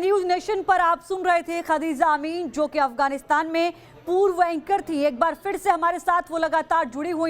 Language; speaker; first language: Hindi; native; Hindi